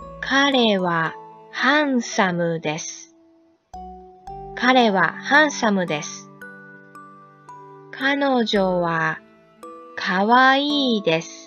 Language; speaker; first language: Japanese; non-native, fluent; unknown